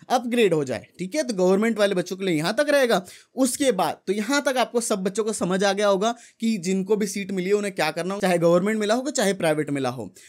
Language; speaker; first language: Hindi; native; Hindi